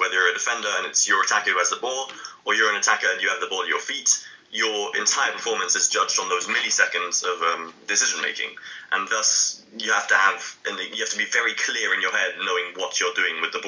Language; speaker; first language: English; native; English